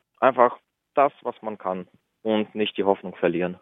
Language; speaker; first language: German; early bilingual, other home language; Russian